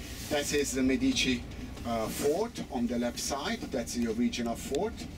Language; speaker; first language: English; non-native, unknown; Italian